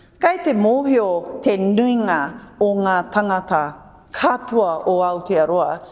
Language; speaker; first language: Māori; non-native, local second language; English